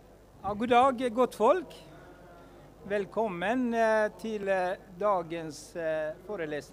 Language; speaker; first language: Swedish; non-native, fluent; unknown